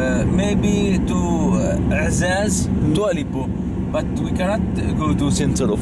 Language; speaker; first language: English; non-native, fluent; Arabic